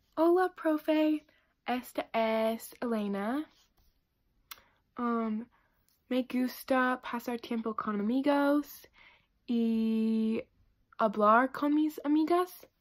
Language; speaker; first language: Spanish; non-native, learner; English